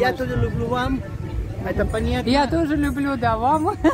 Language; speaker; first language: Russian; non-native, learner; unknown